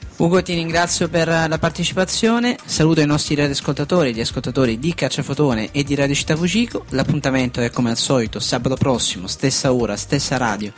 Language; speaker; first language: Italian; native; Italian